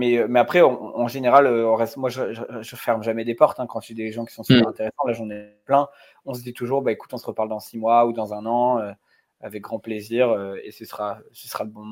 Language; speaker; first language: French; native; French